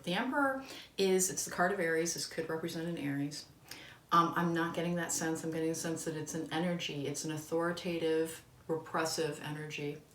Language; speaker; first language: English; native; English